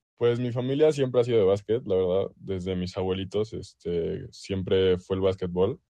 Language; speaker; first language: Spanish; native; Spanish